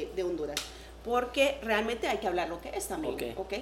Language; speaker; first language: Spanish; native; Spanish